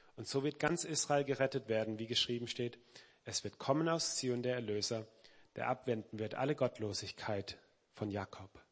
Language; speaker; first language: German; native; German